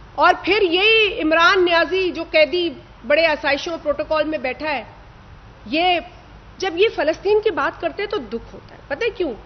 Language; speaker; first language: Urdu; non-native, local second language; Sindhi